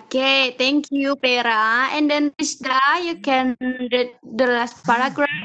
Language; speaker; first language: English; non-native, learner; Indonesian